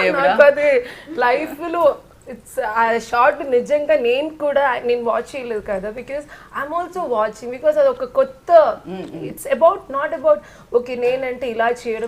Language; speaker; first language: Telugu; non-native, learner; Malayalam